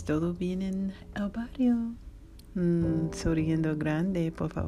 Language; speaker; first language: Spanish; non-native, learner; English